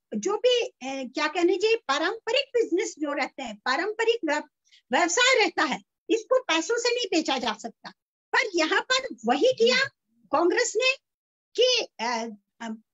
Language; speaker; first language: Hindi; native; Hindi